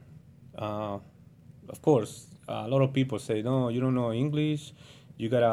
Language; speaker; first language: English; non-native, learner; Spanish